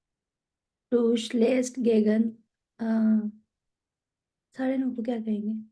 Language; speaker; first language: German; non-native, learner; Urdu